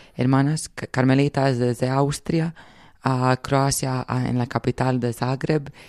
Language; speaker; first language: Spanish; non-native, fluent; Croatian